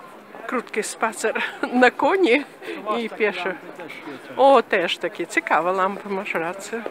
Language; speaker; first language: Polish; non-native, fluent; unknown